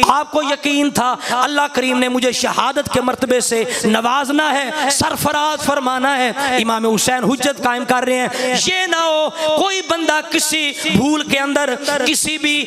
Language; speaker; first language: Urdu; non-native, local second language; Punjabi